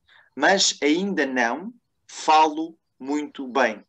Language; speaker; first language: Portuguese; non-native, fluent; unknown